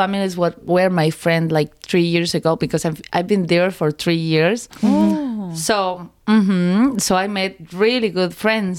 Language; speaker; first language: English; non-native, learner; Spanish